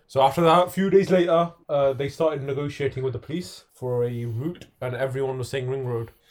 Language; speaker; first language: English; early bilingual, other home language; Punjabi